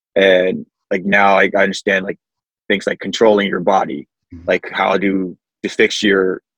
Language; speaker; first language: English; early bilingual, other home language; Samoan